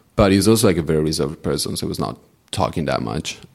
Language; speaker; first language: English; non-native, fluent; Italian